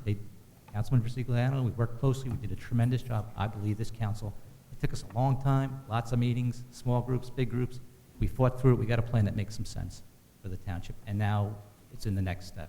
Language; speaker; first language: English; native; English